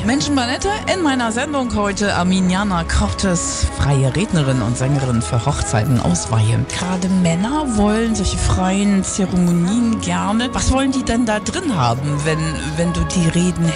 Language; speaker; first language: German; native; German